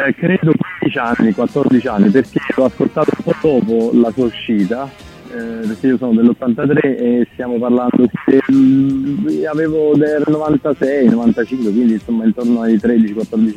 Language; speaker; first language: Italian; native; Italian